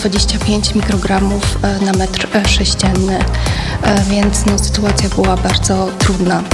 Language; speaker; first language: Polish; native; Polish